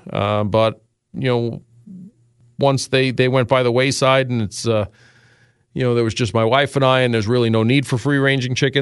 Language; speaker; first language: English; native; English